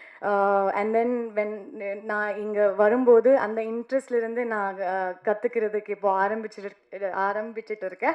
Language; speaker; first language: Tamil; non-native, learner; Kannada